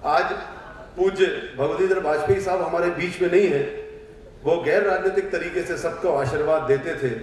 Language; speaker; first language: Hindi; native; Hindi